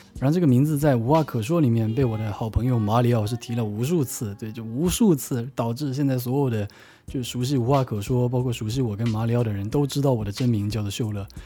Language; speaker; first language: Chinese; native; Chinese